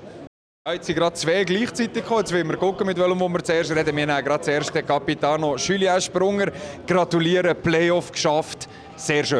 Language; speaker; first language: German; native; German